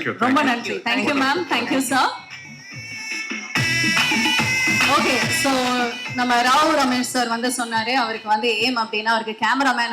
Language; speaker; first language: Tamil; native; Tamil